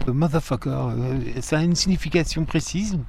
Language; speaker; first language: French; native; French